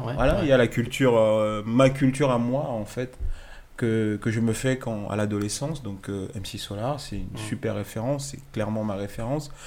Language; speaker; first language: French; native; French